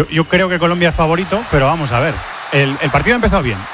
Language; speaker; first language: Spanish; native; Spanish